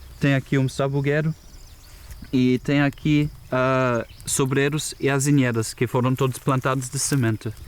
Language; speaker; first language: Portuguese; non-native, fluent; German